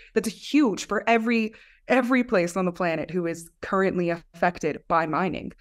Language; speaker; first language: English; native; English